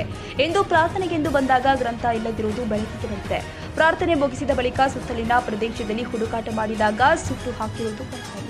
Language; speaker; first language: Kannada; native; Kannada